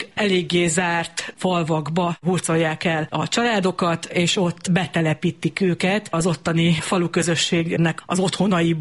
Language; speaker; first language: Hungarian; native; Hungarian